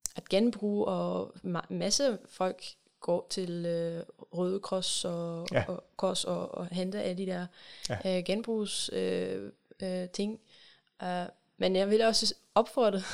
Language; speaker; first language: Danish; non-native, fluent; German